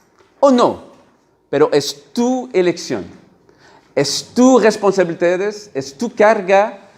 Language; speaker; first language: Spanish; non-native, learner; French